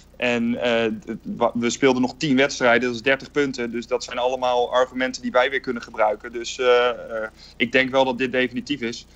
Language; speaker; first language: Dutch; native; Dutch